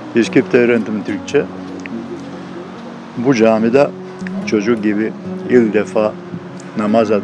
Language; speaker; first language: Turkish; non-native, local second language; Bosnian